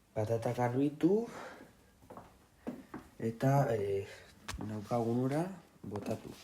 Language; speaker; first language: Basque; non-native, local second language; Spanish